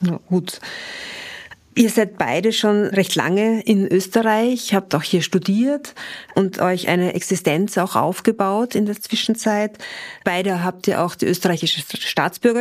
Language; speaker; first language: German; native; German